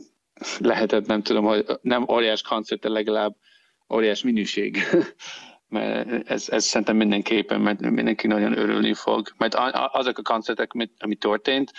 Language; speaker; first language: Hungarian; non-native, fluent; English